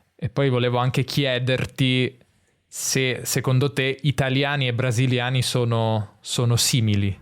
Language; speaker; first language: Italian; native; Italian